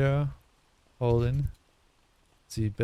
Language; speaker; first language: German; non-native, learner; English